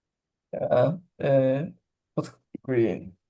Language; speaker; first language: English; non-native, learner; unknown